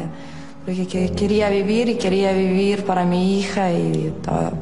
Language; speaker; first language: Spanish; non-native, learner; Lithuanian